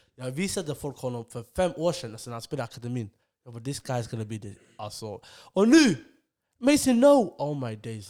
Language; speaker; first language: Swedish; early bilingual, other home language; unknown